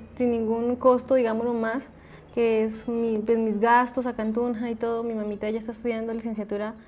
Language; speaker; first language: Spanish; native; Spanish